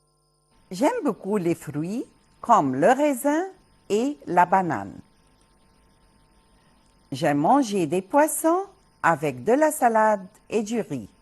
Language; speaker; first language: French; non-native, fluent; Arabic